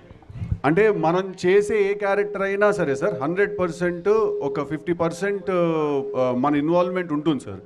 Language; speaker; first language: Telugu; native; Telugu